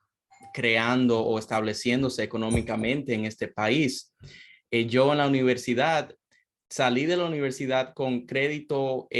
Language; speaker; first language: Spanish; non-native, fluent; English